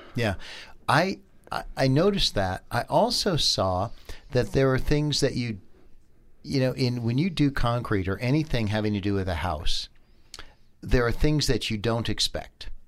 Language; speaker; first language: English; native; English